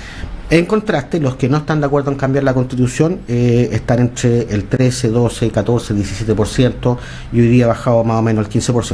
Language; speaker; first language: Spanish; native; Spanish